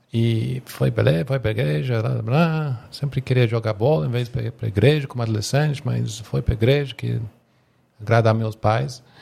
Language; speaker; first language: Portuguese; non-native, fluent; English